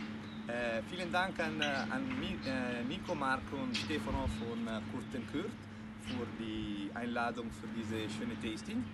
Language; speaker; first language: German; non-native, local second language; Italian